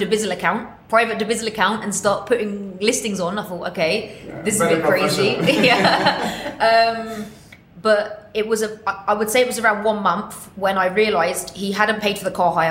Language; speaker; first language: English; native; English